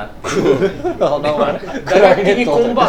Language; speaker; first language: Japanese; native; Japanese